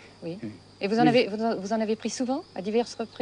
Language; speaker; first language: French; native; French